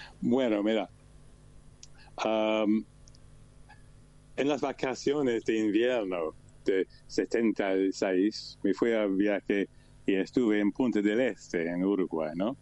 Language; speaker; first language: Spanish; non-native, learner; English